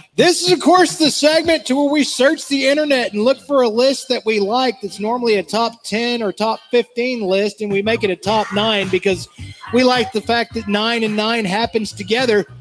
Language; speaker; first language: English; native; English